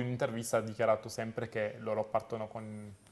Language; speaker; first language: Italian; native; Italian